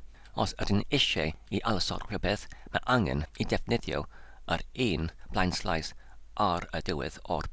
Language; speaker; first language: Welsh; non-native, local second language; English